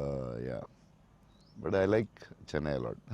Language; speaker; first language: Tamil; non-native, local second language; Telugu